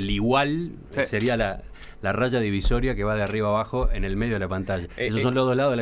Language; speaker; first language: Spanish; native; Spanish